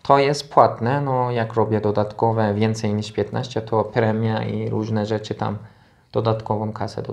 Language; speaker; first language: Polish; non-native, learner; Turkish